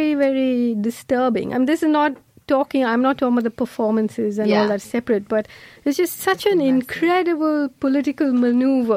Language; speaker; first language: English; non-native, local second language; Malayalam